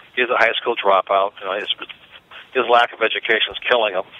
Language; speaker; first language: English; native; English